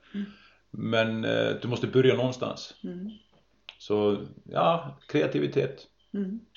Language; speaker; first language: Swedish; non-native, fluent; Icelandic